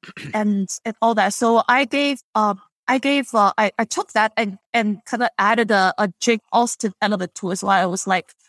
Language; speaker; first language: English; non-native, fluent; Chinese